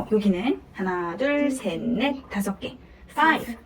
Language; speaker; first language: Korean; native; Korean